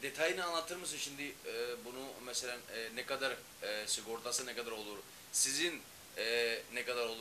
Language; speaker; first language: Turkish; non-native, learner; Urdu